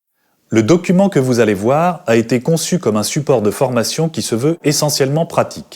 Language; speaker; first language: French; native; French